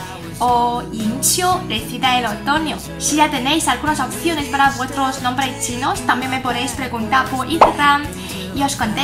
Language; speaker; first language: Spanish; non-native, fluent; Chinese